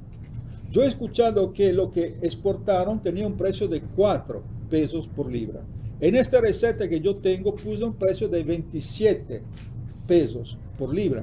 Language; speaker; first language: Spanish; non-native, fluent; Italian